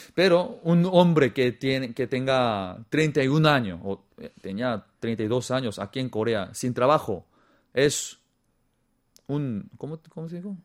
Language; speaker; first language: Spanish; non-native, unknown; Korean